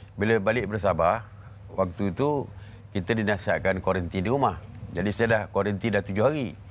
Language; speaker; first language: Malay; native; Malay